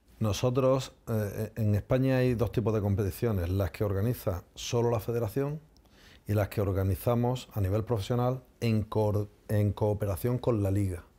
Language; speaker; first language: Spanish; native; Spanish